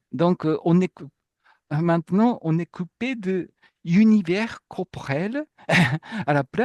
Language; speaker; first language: French; non-native, fluent; Japanese